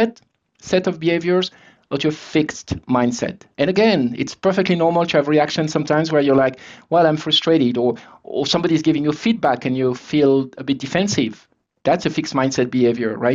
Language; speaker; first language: English; non-native, fluent; French